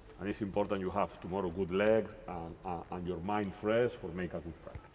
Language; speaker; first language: English; non-native, learner; Spanish